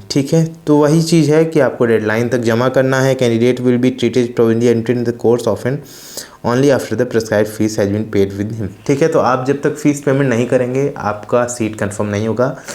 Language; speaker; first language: Hindi; native; Hindi